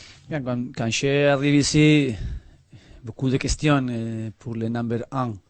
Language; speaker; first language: French; non-native, learner; Spanish